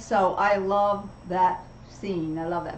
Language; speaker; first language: English; native; English